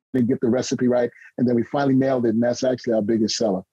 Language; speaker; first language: English; native; English